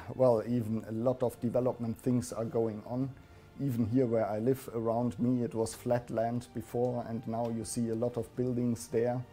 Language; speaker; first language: English; non-native, fluent; German